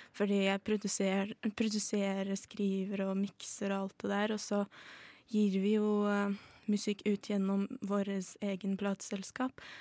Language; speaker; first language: Norwegian; early bilingual, other home language; Azerbaijani